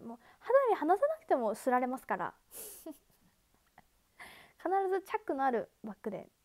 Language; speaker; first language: Japanese; native; Japanese